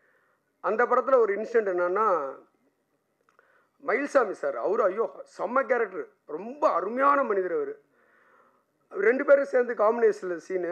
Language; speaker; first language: Tamil; native; Tamil